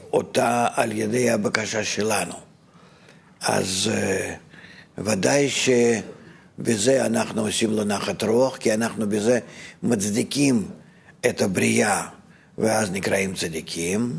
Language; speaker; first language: Hebrew; non-native, fluent; Russian